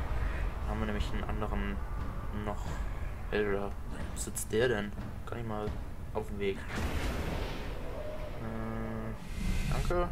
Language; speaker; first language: German; native; German